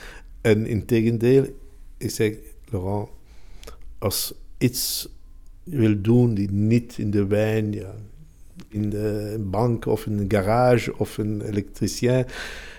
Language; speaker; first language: Dutch; non-native, local second language; Italian